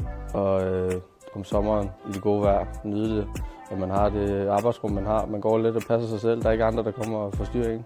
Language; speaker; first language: Danish; native; Danish